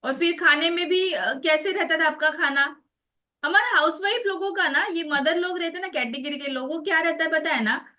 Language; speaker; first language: Hindi; non-native, local second language; Marathi